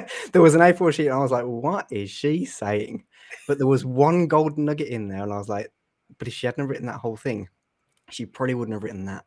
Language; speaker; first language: English; native; English